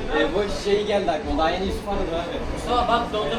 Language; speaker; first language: Turkish; native; Turkish